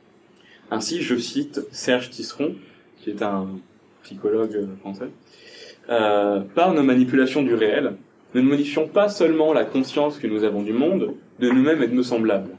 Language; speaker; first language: French; native; French